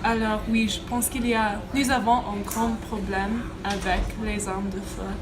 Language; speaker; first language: French; non-native, learner; English